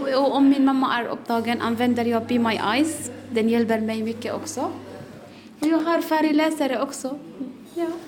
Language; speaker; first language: Swedish; non-native, learner; Arabic